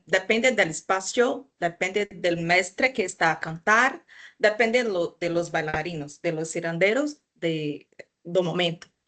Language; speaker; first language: Spanish; non-native, fluent; Portuguese